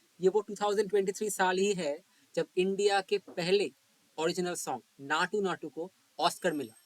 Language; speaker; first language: Hindi; non-native, local second language; Bangla